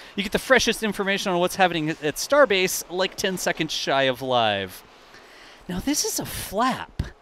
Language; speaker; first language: English; native; English